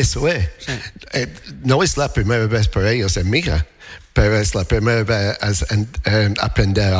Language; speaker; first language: Spanish; non-native, learner; English